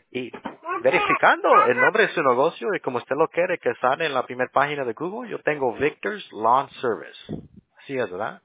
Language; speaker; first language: Spanish; early bilingual, other home language; English